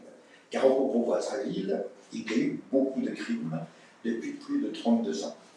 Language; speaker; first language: French; native; French